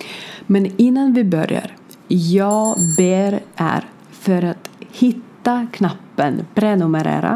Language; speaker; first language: Swedish; non-native, learner; Ukrainian